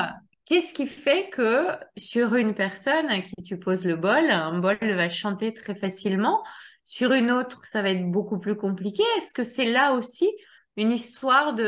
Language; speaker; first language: French; native; French